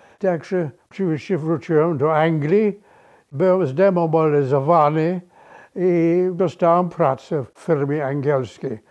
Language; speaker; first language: Polish; early bilingual, other home language; English